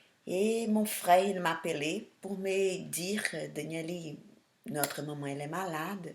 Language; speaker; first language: French; non-native, fluent; Portuguese